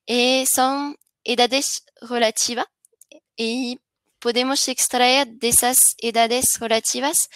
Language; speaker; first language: Spanish; non-native, learner; French